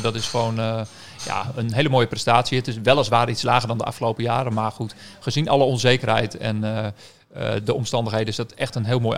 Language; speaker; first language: Dutch; native; Dutch